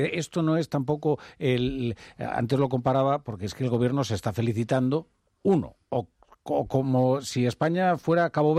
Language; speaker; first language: Spanish; native; Spanish